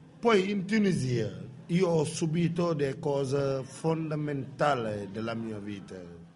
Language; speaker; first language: Italian; non-native, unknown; Wolof